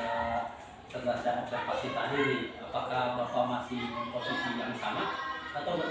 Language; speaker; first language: Indonesian; native; Indonesian